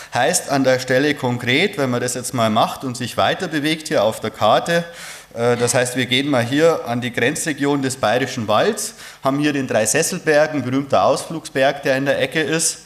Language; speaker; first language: German; native; German